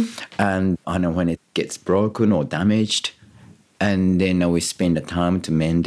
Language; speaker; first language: English; non-native, fluent; Japanese